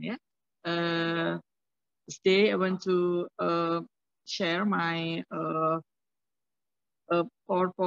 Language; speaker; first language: English; non-native, learner; Indonesian